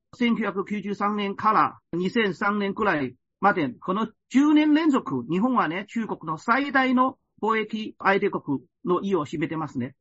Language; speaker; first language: Japanese; non-native, fluent; Chinese